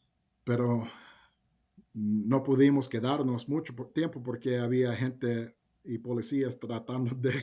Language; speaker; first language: Spanish; early bilingual, heritage; Spanish